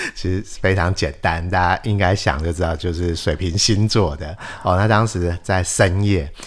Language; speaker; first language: Chinese; native; Chinese